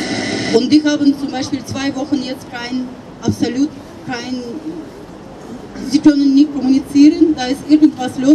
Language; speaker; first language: German; non-native, fluent; Russian